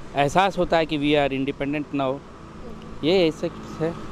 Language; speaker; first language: Hindi; native; Hindi